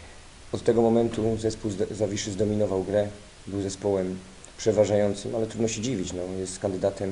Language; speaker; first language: Polish; native; Polish